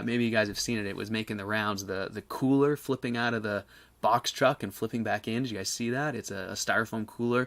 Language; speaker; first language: English; native; English